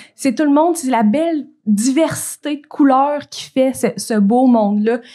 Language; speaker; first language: French; native; French